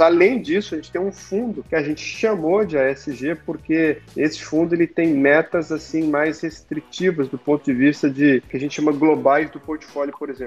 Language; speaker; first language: Portuguese; native; Portuguese